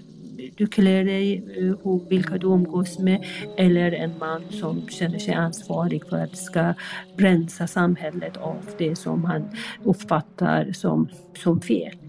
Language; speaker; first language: Swedish; non-native, fluent; Persian